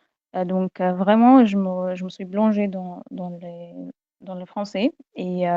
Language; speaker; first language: French; non-native, fluent; Arabic